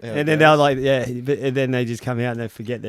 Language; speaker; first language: English; native; English